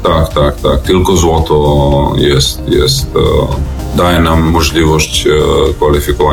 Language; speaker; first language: Polish; non-native, fluent; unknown